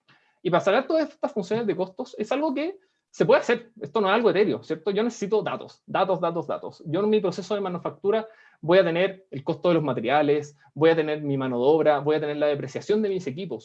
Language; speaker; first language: Spanish; native; Spanish